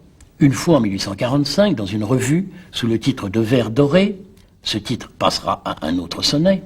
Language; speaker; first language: French; native; French